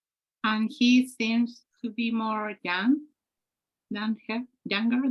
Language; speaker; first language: English; non-native, learner; Spanish